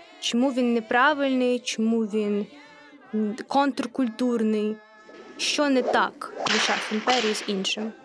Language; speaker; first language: Ukrainian; native; Ukrainian